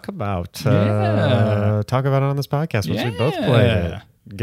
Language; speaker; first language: English; native; English